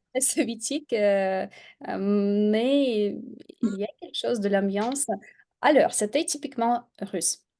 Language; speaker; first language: French; non-native, fluent; Russian